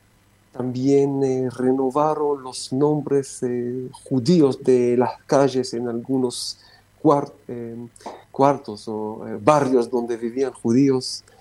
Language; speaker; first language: Spanish; non-native, fluent; Romanian